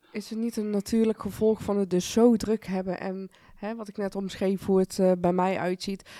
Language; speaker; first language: Dutch; early bilingual, other home language; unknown